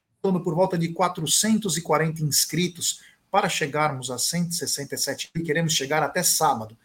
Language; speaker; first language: Portuguese; native; Portuguese